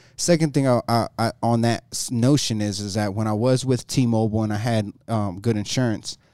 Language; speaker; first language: English; native; English